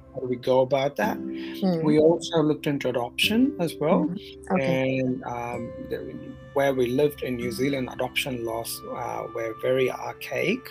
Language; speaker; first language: English; non-native, local second language; Tamil